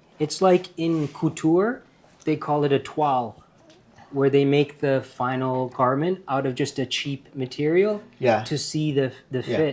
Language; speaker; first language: English; early bilingual, heritage; English